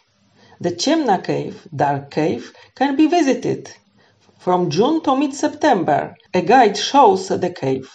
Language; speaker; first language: English; non-native, fluent; Polish